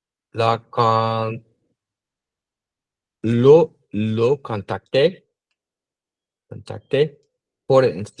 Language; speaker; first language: Spanish; non-native, learner; English